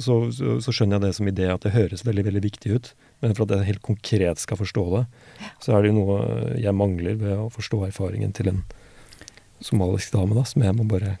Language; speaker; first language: Norwegian; native; Norwegian